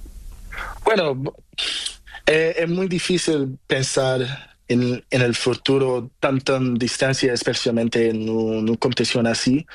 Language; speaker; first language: Spanish; non-native, learner; Portuguese